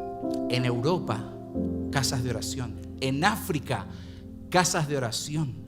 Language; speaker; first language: Spanish; native; Spanish